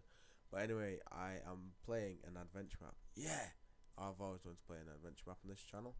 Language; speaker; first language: English; native; English